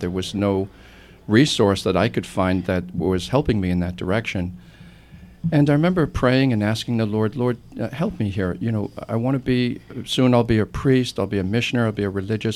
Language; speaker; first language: English; native; English